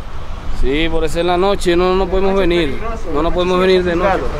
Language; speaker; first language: Spanish; native; Spanish